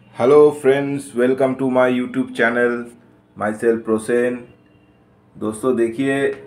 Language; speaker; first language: Hindi; non-native, local second language; Bangla